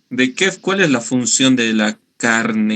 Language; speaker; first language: Spanish; native; Spanish